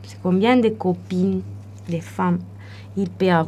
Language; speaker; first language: French; non-native, learner; Italian